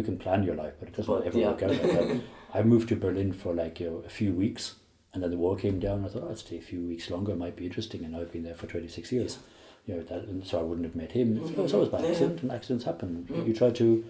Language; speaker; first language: English; native; English